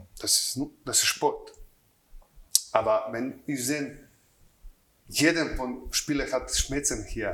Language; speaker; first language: German; non-native, learner; Croatian